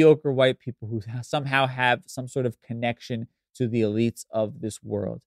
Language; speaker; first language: English; native; English